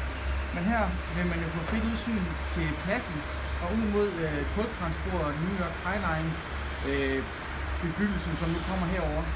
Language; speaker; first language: Danish; native; Danish